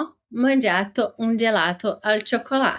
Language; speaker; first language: Italian; non-native, fluent; Portuguese